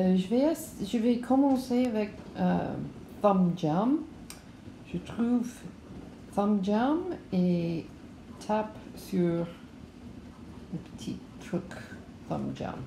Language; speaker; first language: French; non-native, learner; English